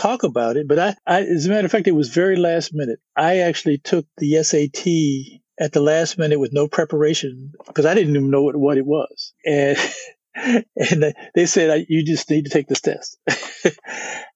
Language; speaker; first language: English; native; English